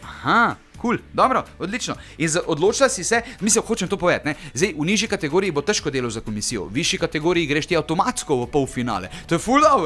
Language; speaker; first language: Slovenian; native; Slovenian